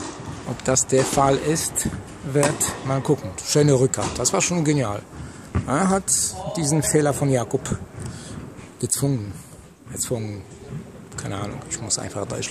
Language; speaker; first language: German; non-native, fluent; Polish